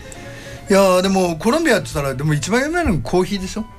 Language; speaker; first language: Japanese; native; Japanese